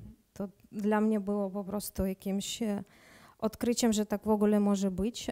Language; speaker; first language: Polish; non-native, learner; Ukrainian